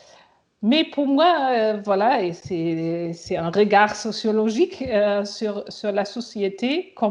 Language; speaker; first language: French; non-native, fluent; German